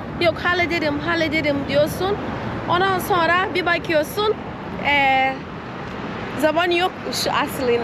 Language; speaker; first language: Turkish; non-native, fluent; Portuguese